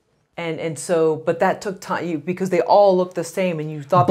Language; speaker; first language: English; native; English